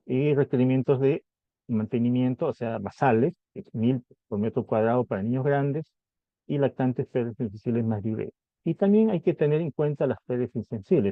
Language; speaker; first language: Spanish; native; Spanish